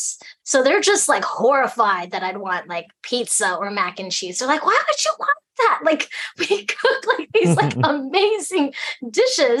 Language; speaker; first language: English; early bilingual, other home language; Cantonese